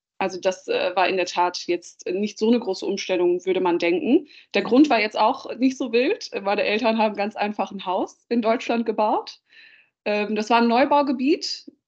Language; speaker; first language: German; early bilingual, other home language; Dutch